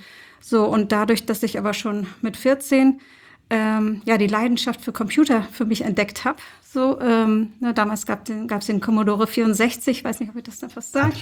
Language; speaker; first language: German; early bilingual, other home language; Turkish